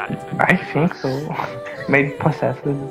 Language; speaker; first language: English; non-native, learner; Portuguese